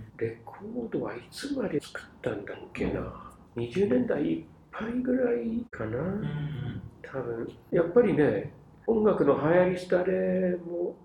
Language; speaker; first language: Japanese; non-native, fluent; English